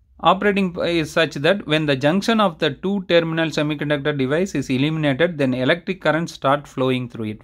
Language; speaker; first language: English; non-native, local second language; Tamil